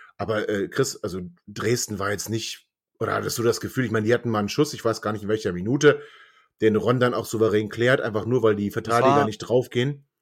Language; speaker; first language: German; native; German